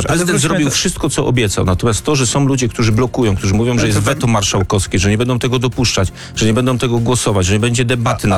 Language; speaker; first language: Polish; native; Polish